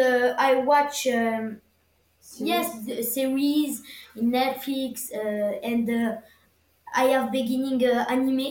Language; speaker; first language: English; non-native, learner; French